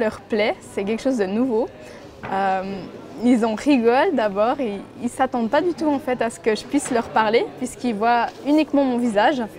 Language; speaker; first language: French; native; French